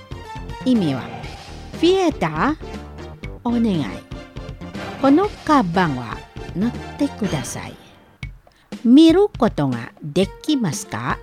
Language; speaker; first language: Japanese; non-native, fluent; Indonesian